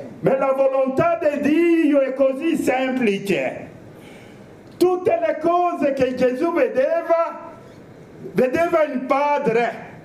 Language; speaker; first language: Italian; non-native, fluent; Romanian